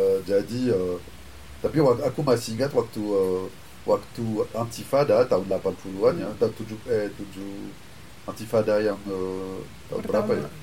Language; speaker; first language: Indonesian; non-native, fluent; French